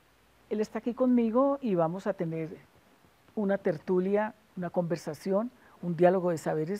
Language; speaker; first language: Spanish; native; Spanish